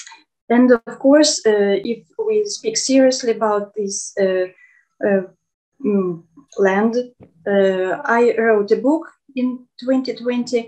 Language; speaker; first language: English; non-native, fluent; Russian